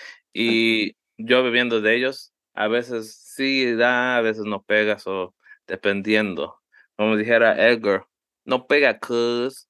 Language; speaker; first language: Spanish; early bilingual, heritage; Spanish